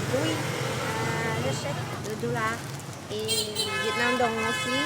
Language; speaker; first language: French; non-native, fluent; Vietnamese